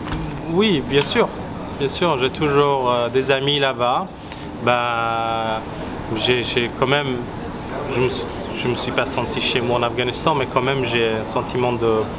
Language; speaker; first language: French; non-native, fluent; Persian